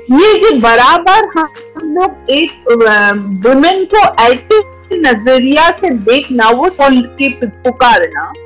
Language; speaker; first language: Hindi; non-native, local second language; Bangla